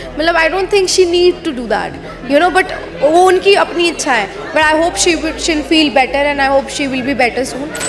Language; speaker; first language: Hindi; native; Hindi